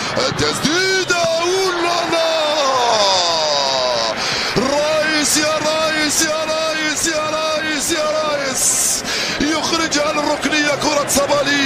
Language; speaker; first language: Arabic; native; Arabic